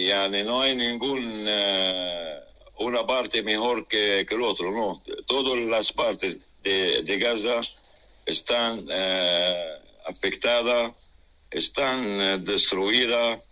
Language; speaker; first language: Spanish; non-native, fluent; Arabic